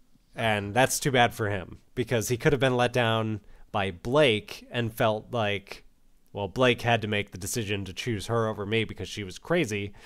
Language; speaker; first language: English; native; English